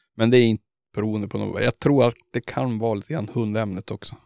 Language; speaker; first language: Swedish; native; Swedish